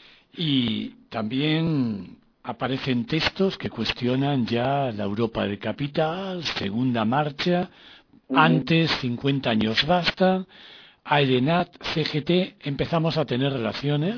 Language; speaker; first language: Spanish; native; Spanish